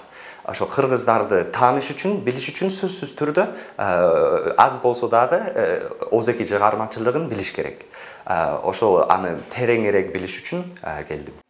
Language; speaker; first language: Kyrgyz; non-native, fluent; English